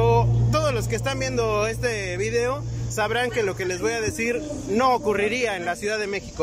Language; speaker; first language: Spanish; native; Spanish